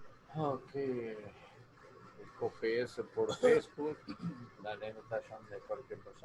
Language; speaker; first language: Spanish; non-native, learner; English